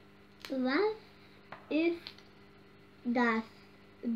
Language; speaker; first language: German; native; German